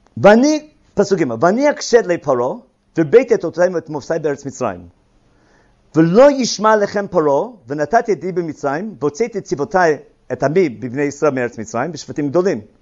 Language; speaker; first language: Hebrew; non-native, fluent; English